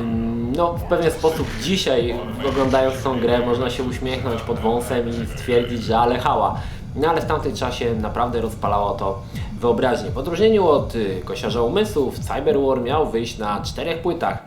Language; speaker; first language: Polish; native; Polish